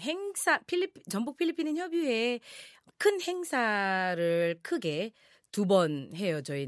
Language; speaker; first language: Korean; non-native, fluent; Filipino